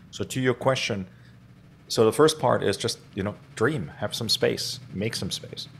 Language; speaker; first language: English; non-native, fluent; German